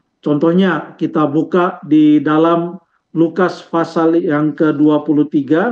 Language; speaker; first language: Indonesian; native; Indonesian